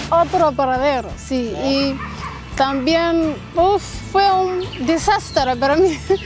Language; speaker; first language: Spanish; non-native, learner; Somali